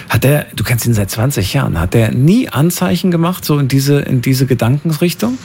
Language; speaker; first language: German; native; German